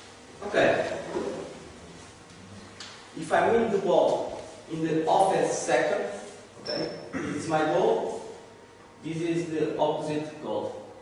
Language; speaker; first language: English; non-native, learner; Portuguese